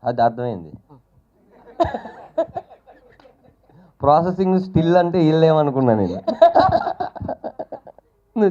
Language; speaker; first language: Telugu; native; Telugu